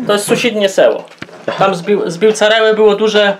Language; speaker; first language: Polish; non-native, local second language; Rusyn